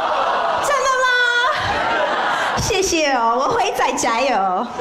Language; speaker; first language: Chinese; non-native, fluent; English